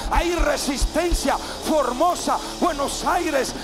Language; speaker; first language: Spanish; native; Spanish